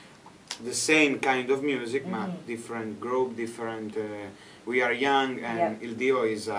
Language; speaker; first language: English; non-native, learner; Italian